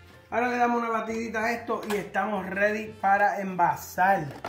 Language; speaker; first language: Spanish; early bilingual, heritage; Spanish